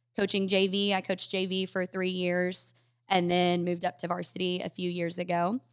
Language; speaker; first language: English; native; English